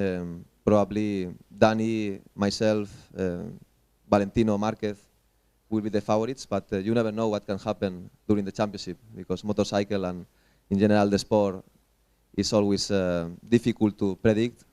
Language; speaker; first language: English; non-native, fluent; Spanish